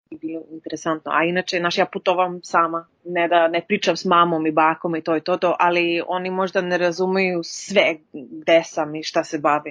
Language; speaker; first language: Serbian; early bilingual, heritage; Serbian